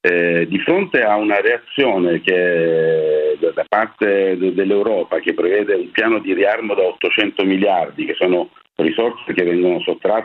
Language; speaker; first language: Italian; native; Italian